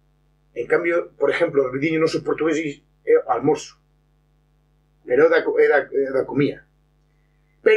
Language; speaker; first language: Spanish; non-native, local second language; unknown